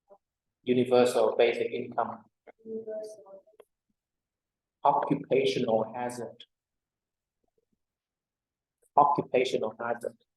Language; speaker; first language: English; non-native, fluent; Vietnamese